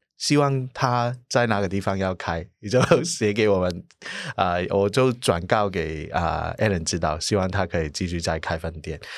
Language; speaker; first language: Chinese; non-native, local second language; Cantonese